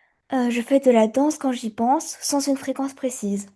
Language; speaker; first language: French; early bilingual, other home language; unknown